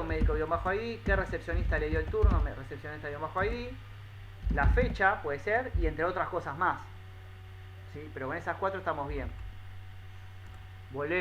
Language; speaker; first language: Spanish; native; Spanish